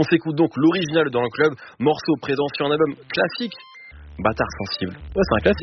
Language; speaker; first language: French; native; French